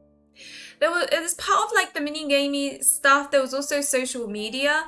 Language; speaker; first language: English; native; English